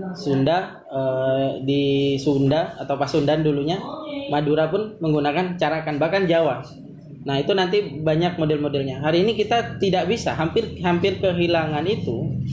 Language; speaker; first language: Indonesian; non-native, local second language; Madurese